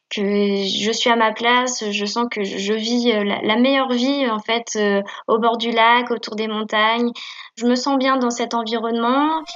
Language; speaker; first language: French; native; French